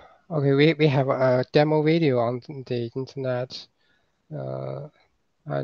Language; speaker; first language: English; non-native, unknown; Chinese